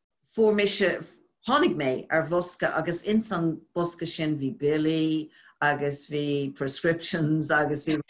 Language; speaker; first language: Irish; non-native, local second language; English